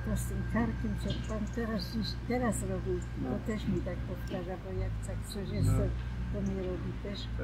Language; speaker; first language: Polish; non-native, local second language; German